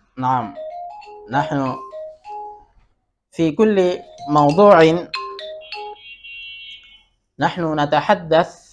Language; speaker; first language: Arabic; non-native, fluent; Bangla